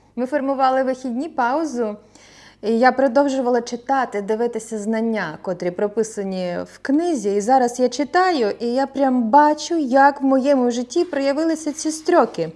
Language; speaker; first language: Ukrainian; non-native, local second language; Russian